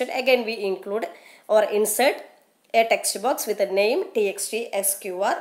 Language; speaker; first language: English; non-native, local second language; Malayalam